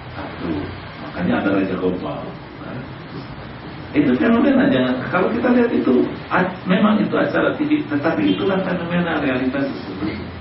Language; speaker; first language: Indonesian; non-native, local second language; Sundanese